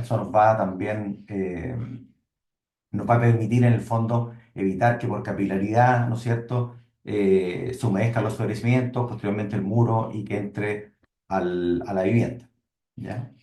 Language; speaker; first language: Spanish; native; Spanish